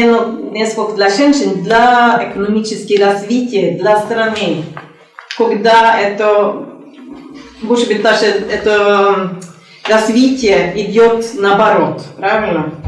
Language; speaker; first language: Russian; non-native, learner; Norwegian